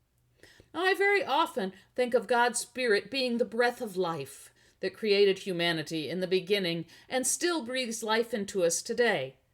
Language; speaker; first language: English; native; English